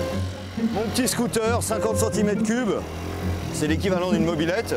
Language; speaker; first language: French; native; French